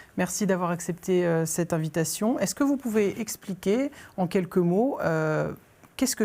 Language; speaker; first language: French; native; French